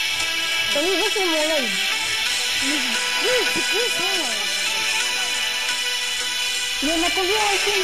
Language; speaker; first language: French; native; French